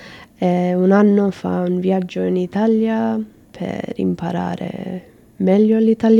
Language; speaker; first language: Italian; non-native, learner; English